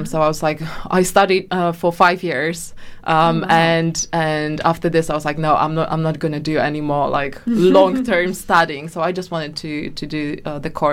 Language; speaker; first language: English; non-native, fluent; Polish